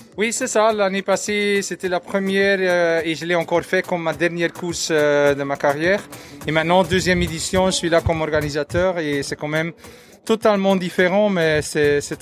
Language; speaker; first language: French; non-native, local second language; Dutch